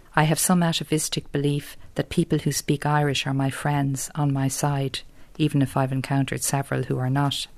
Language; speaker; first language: English; native; English